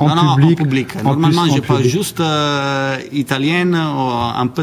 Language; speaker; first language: French; non-native, learner; Italian